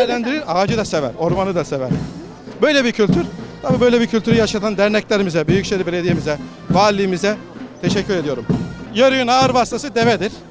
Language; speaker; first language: Turkish; native; Turkish